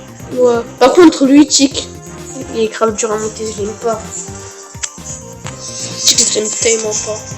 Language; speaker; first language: French; early bilingual, other home language; Romanian